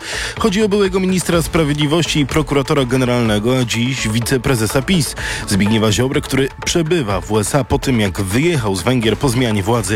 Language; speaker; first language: Polish; native; Polish